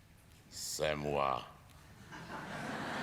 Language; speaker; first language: French; non-native, fluent; Czech